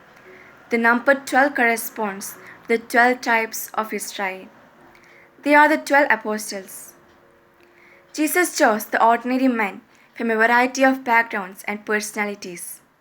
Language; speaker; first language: English; non-native, local second language; Malayalam